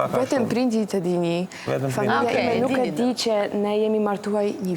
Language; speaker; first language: Albanian; non-native, learner; Polish